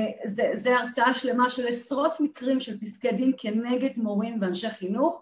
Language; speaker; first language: Hebrew; native; Hebrew